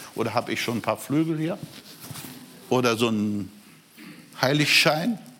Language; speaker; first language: German; non-native, fluent; Portuguese